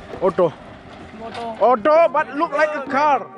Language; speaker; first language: English; non-native, learner; Indonesian